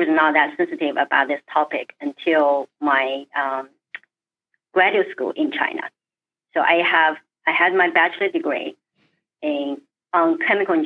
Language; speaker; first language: English; non-native, fluent; Chinese